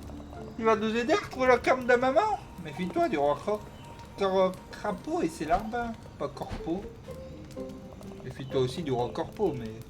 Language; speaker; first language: French; native; French